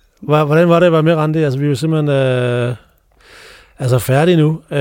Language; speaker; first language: Danish; native; Danish